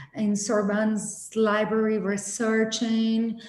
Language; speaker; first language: English; non-native, fluent; Portuguese